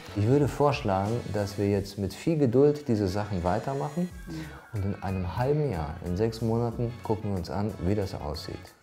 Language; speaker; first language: German; native; German